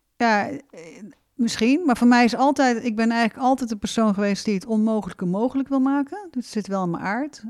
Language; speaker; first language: Dutch; native; Dutch